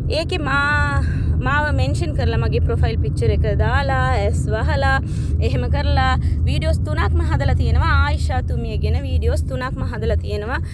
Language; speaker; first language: Sinhala; non-native, local second language; Tamil